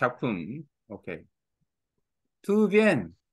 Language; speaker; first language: Vietnamese; non-native, learner; Korean